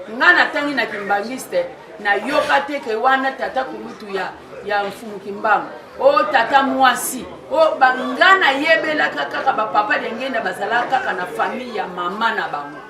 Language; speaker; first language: Lingala; non-native, local second language; Kongo